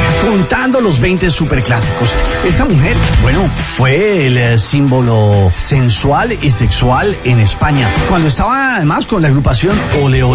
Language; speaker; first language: Spanish; native; Spanish